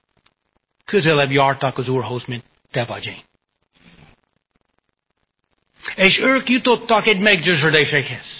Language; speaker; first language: Hungarian; non-native, fluent; English